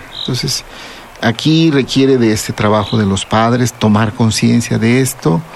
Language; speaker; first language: Spanish; non-native, local second language; Zapotec